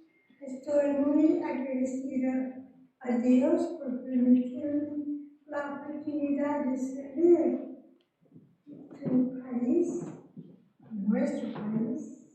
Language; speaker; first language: Spanish; non-native, fluent; English